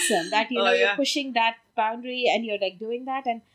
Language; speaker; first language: English; non-native, local second language; Tamil